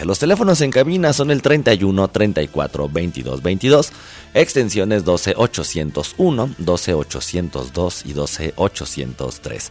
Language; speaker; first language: Spanish; native; Spanish